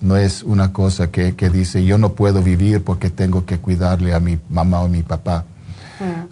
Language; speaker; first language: Spanish; non-native, fluent; English